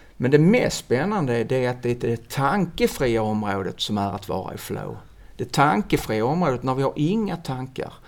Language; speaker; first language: Swedish; native; Swedish